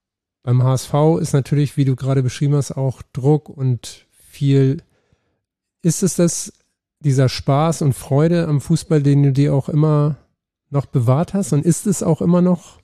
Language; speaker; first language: German; native; German